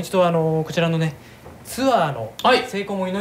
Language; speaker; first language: Japanese; native; Japanese